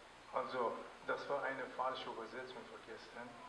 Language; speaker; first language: German; non-native, learner; Persian